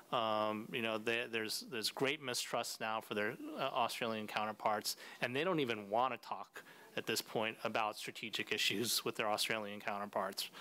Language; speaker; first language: English; native; English